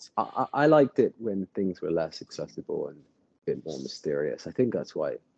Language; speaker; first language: English; native; English